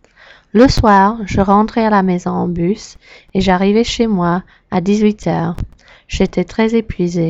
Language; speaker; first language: French; non-native, learner; English